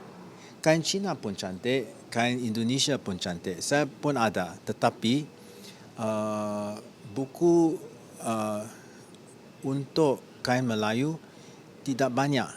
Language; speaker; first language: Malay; non-native, learner; English